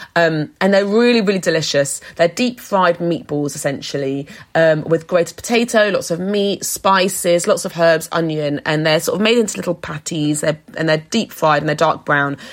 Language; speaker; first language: English; native; English